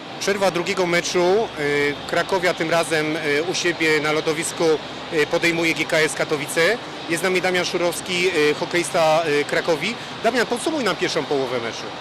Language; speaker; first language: Polish; native; Polish